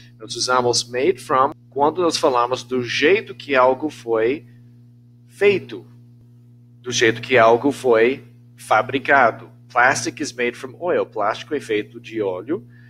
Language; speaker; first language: Portuguese; non-native, fluent; English